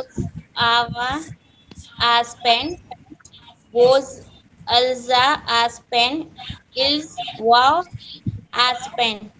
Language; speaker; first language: French; non-native, learner; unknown